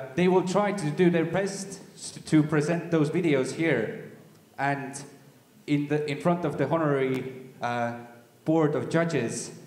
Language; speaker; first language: English; non-native, fluent; Estonian